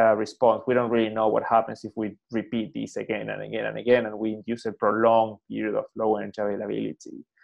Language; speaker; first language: English; non-native, fluent; Spanish